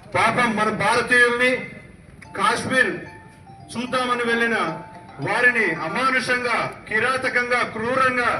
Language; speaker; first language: Telugu; native; Telugu